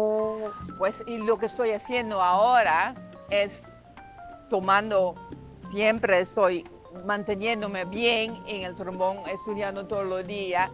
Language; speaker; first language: Spanish; non-native, fluent; Dutch